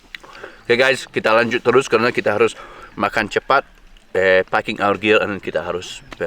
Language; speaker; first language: Indonesian; non-native, learner; English